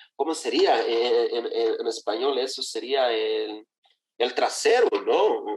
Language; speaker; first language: Spanish; non-native, fluent; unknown